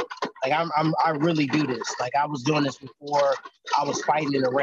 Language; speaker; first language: English; native; English